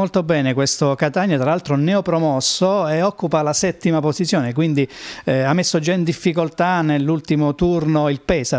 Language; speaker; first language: Italian; native; Italian